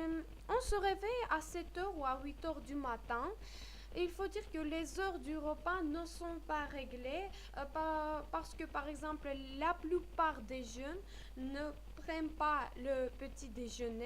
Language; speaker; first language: French; non-native, fluent; Armenian